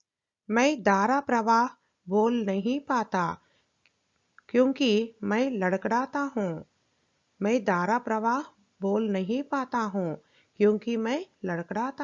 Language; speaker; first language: Hindi; non-native, local second language; Telugu